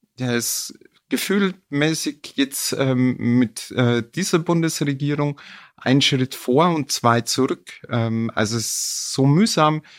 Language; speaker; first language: German; native; German